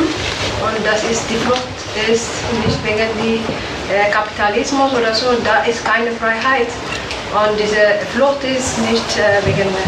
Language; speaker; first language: German; non-native, learner; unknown